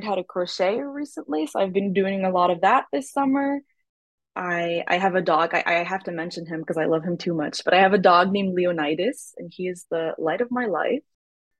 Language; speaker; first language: English; native; English